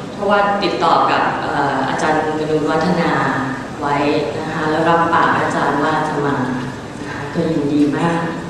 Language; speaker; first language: Thai; early bilingual, other home language; English